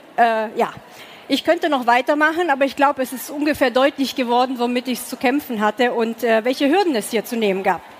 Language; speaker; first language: German; early bilingual, other home language; Romanian